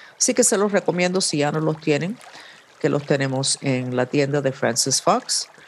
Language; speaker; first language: Spanish; non-native, fluent; English